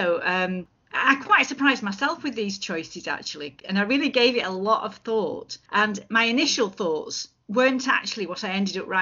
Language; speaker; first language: English; native; English